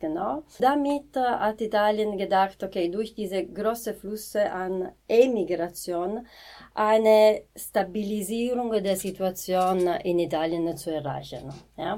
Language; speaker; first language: German; non-native, fluent; Italian